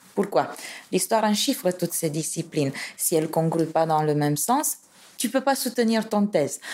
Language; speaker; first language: French; non-native, fluent; Romanian